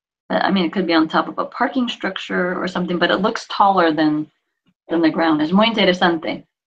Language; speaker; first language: English; native; English